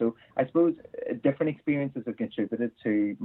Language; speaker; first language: English; native; English